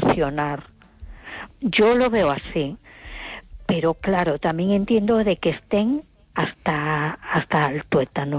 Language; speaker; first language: Spanish; native; Spanish